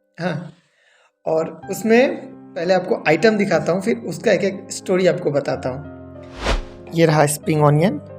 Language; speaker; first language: Hindi; non-native, local second language; Bangla